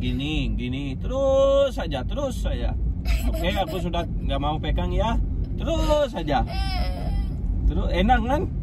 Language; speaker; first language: Indonesian; non-native, learner; Urdu